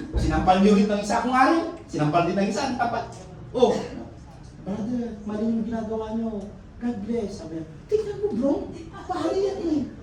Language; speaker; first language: Filipino; non-native, local second language; Iloko